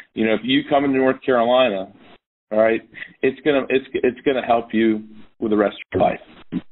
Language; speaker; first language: English; native; English